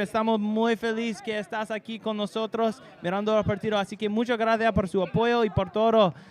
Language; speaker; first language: Spanish; non-native, learner; English